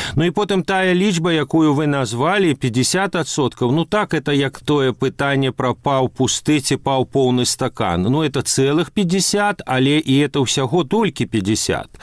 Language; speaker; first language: Belarusian; non-native, local second language; Russian